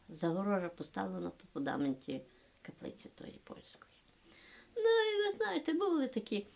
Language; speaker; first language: Ukrainian; native; Ukrainian